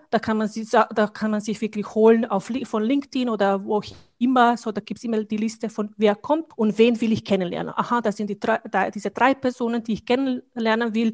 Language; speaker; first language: German; non-native, fluent; Bosnian